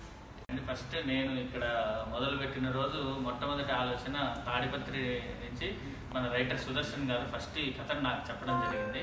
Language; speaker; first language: Telugu; native; Telugu